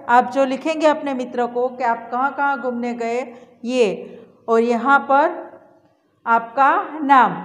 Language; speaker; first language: Hindi; non-native, local second language; Gujarati